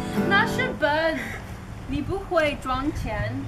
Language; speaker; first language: Chinese; non-native, learner; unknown